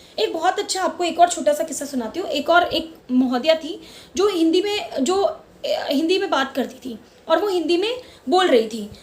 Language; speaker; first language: Hindi; non-native, local second language; Marwari